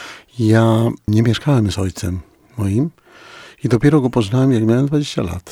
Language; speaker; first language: Polish; non-native, fluent; Spanish